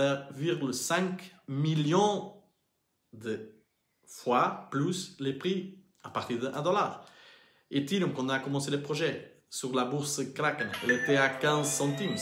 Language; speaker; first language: French; non-native, learner; Portuguese